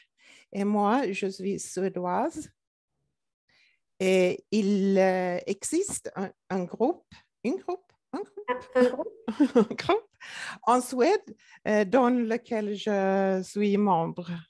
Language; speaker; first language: French; non-native, learner; Swedish